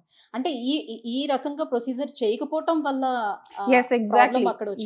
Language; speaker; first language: Telugu; native; Telugu